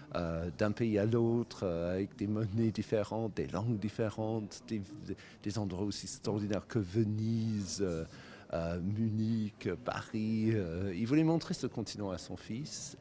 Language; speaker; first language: French; non-native, fluent; English